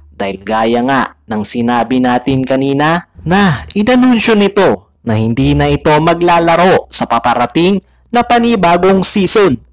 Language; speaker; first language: Filipino; native; Filipino